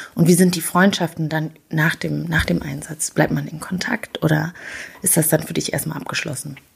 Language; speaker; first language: German; early bilingual, other home language; Kinyarwanda